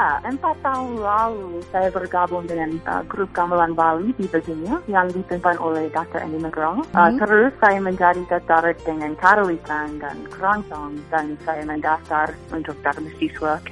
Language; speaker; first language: Indonesian; non-native, fluent; English